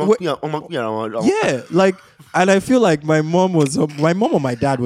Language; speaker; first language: English; non-native, local second language; Yoruba